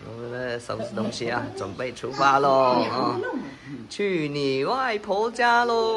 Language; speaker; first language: Chinese; native; Chinese